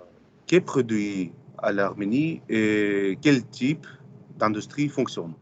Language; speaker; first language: French; non-native, fluent; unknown